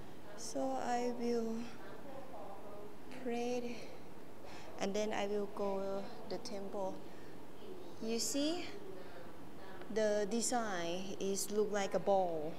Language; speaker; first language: English; non-native, learner; Thai